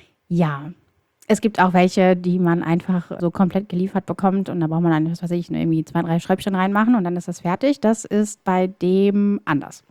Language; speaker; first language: German; native; German